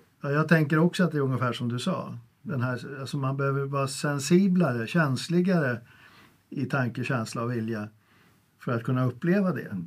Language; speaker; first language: Swedish; native; Swedish